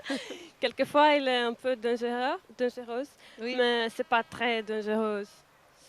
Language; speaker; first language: French; non-native, local second language; Portuguese